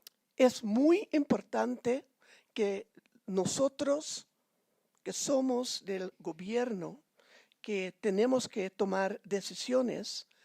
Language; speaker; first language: Spanish; non-native, fluent; Papiamento